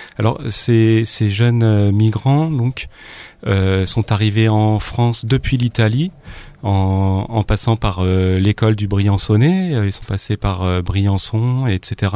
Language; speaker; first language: French; native; French